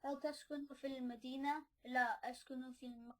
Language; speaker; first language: Arabic; non-native, learner; English